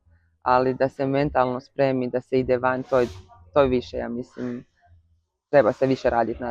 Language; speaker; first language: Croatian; early bilingual, heritage; Croatian